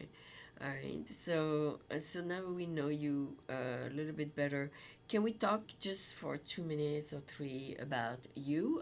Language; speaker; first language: English; non-native, fluent; French